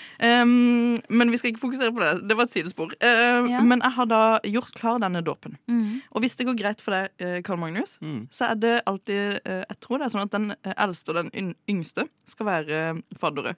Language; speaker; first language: Norwegian; native; Norwegian